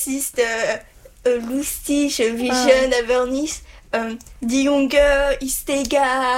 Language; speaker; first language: German; non-native, learner; French